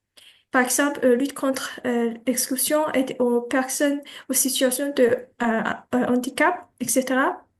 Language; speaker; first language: French; non-native, learner; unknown